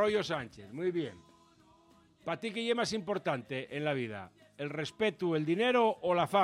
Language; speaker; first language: Spanish; native; Spanish